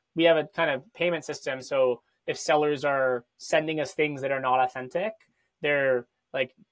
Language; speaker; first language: English; native; English